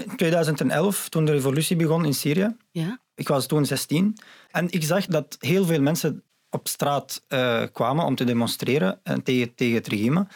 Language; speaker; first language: Dutch; non-native, fluent; Arabic